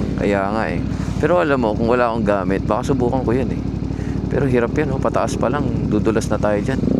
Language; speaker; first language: Filipino; native; Filipino